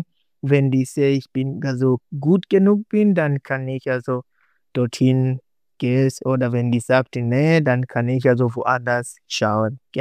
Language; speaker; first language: German; non-native, learner; Swahili